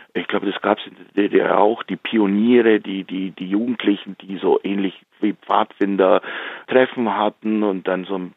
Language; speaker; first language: German; early bilingual, heritage; Slovak